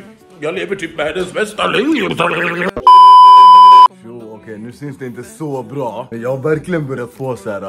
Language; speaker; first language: Swedish; native; Swedish